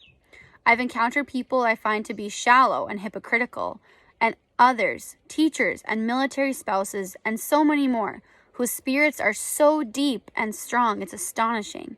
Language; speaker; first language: English; native; English